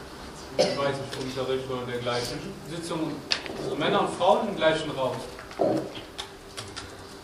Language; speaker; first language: German; non-native, learner; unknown